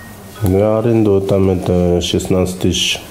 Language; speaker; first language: Russian; non-native, learner; Uzbek